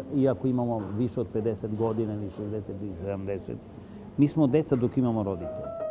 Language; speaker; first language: Serbian; non-native, local second language; Gurani